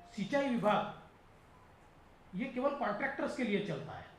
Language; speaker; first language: Hindi; non-native, local second language; Marathi